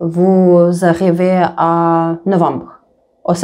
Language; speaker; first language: French; non-native, learner; Russian